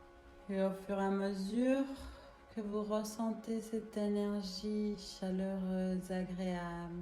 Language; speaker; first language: French; native; French